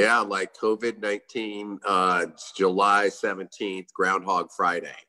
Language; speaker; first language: English; native; English